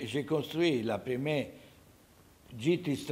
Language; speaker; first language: French; non-native, learner; Italian